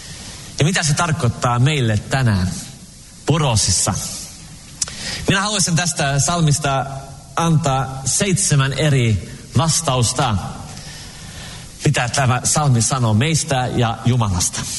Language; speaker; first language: Finnish; early bilingual, heritage; Finnish